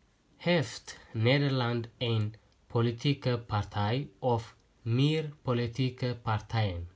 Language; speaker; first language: Dutch; non-native, fluent; Tigrinya